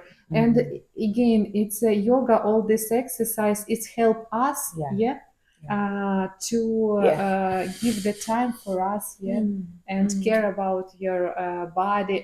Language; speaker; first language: English; non-native, learner; Ukrainian